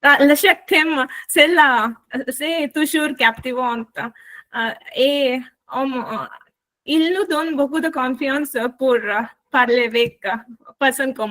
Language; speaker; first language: French; non-native, learner; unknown